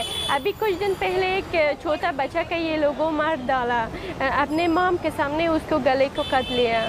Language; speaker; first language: Hindi; non-native, learner; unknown